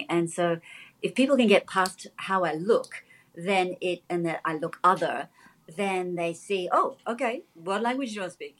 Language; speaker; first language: English; native; English